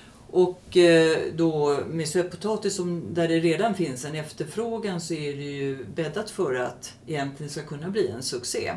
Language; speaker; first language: Swedish; native; Swedish